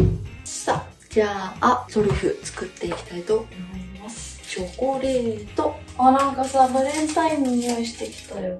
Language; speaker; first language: Japanese; native; Japanese